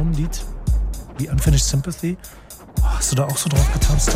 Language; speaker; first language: German; native; German